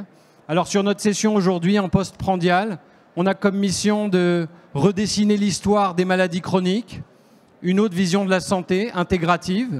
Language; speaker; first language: French; native; French